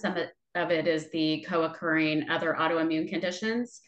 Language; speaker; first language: English; native; English